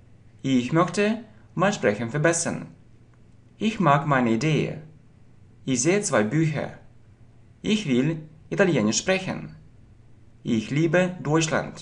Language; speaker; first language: German; non-native, fluent; Russian